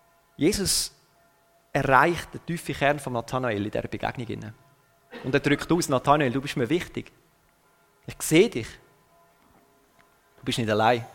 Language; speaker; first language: German; native; German